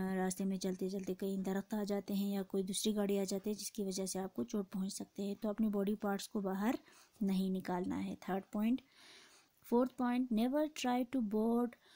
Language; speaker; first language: Hindi; non-native, local second language; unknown